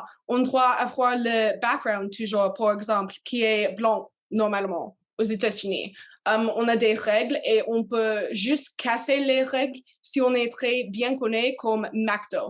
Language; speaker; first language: French; non-native, learner; English